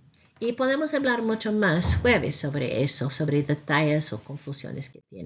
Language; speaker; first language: Spanish; non-native, fluent; English